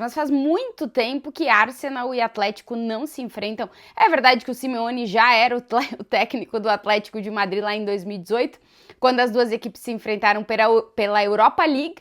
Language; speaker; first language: Portuguese; native; Portuguese